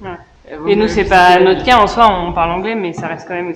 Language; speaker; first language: French; native; French